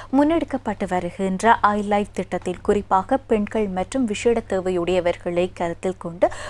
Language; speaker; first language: Tamil; native; Tamil